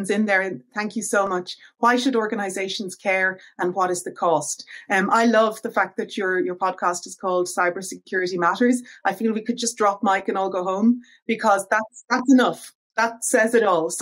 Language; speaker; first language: English; native; English